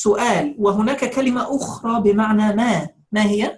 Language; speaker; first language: Arabic; non-native, fluent; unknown